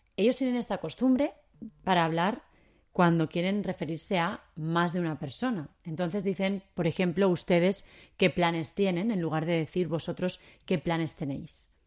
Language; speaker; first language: Spanish; native; Spanish